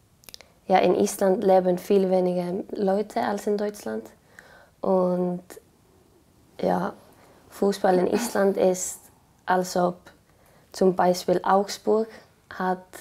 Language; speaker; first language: German; non-native, learner; Icelandic